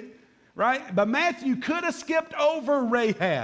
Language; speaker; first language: English; native; English